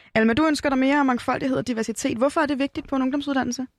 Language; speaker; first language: Danish; native; Danish